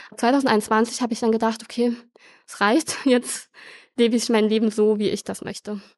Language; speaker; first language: German; early bilingual, other home language; Vietnamese